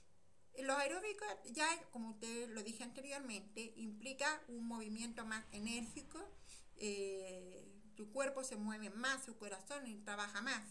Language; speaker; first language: Spanish; native; Spanish